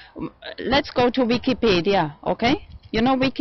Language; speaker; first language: English; non-native, fluent; German